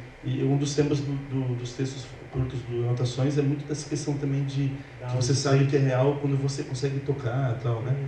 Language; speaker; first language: Portuguese; native; Portuguese